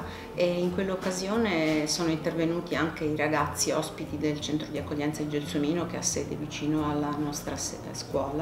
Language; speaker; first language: Italian; native; Italian